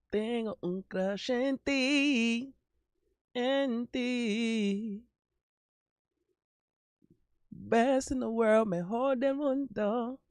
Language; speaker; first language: Spanish; non-native, learner; English